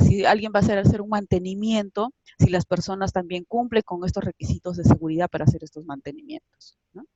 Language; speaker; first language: Spanish; native; Spanish